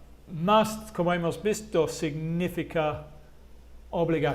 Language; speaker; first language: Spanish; non-native, fluent; English